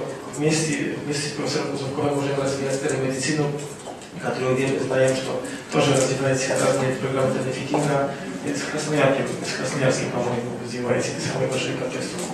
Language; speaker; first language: Russian; non-native, fluent; Polish